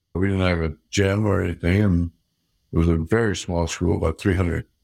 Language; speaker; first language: English; early bilingual, other home language; Dutch